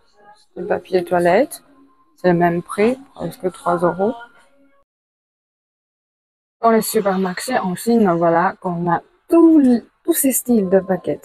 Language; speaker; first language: French; non-native, fluent; Chinese